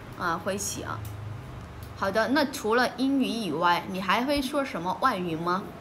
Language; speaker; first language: Chinese; non-native, fluent; Vietnamese